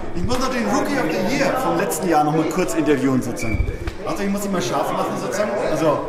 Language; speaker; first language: German; native; German